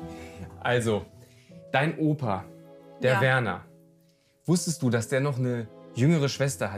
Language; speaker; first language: German; native; German